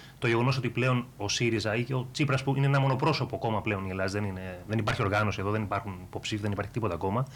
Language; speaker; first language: Greek; native; Greek